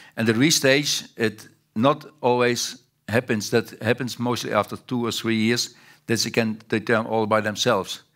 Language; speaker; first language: English; non-native, fluent; Dutch